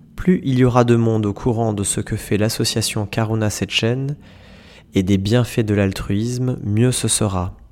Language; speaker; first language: French; native; French